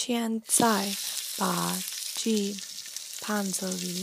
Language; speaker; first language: Chinese; non-native, learner; English